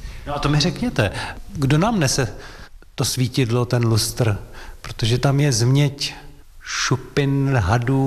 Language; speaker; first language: Czech; native; Czech